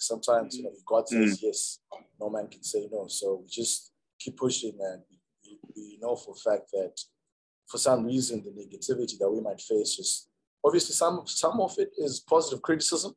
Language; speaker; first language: English; non-native, local second language; Shona